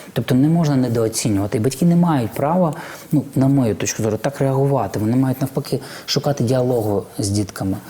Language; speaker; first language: Ukrainian; non-native, local second language; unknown